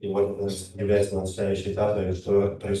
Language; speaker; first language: Russian; native; Russian